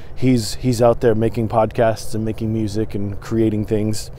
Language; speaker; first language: English; native; English